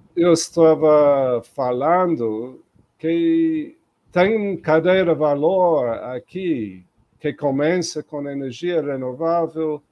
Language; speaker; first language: Portuguese; non-native, fluent; English